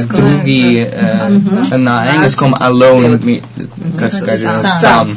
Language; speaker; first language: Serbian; non-native, learner; Dutch